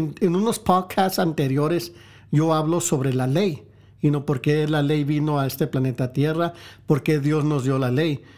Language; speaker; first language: Spanish; early bilingual, heritage; Spanish